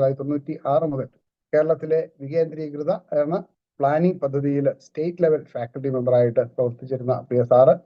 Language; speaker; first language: Malayalam; native; Malayalam